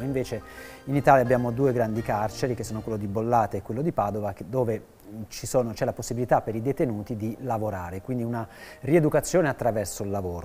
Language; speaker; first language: Italian; native; Italian